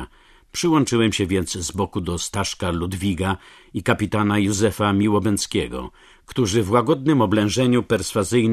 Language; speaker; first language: Polish; native; Polish